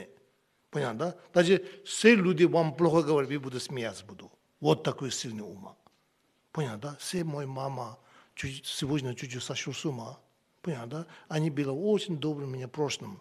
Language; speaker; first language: Russian; non-native, learner; Tibetan